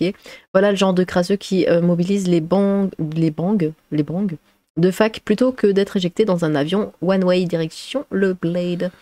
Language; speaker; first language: French; native; French